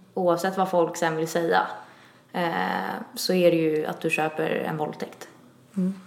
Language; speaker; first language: Swedish; early bilingual, other home language; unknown